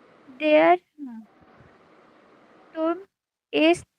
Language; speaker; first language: German; non-native, learner; Hindi